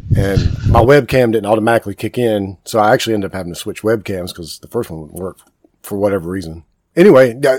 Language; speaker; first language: English; native; English